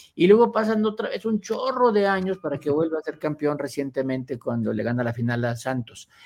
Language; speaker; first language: Spanish; native; Spanish